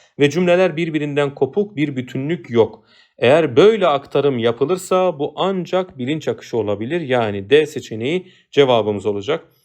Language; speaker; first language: Turkish; native; Turkish